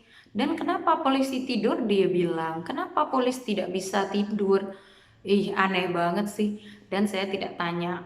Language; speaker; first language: Indonesian; non-native, fluent; Khmer